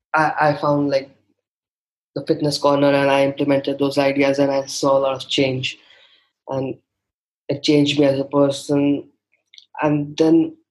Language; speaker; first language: English; non-native, local second language; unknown